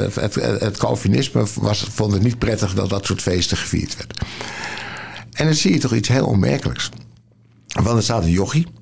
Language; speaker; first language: Dutch; native; Dutch